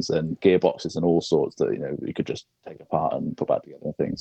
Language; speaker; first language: English; native; English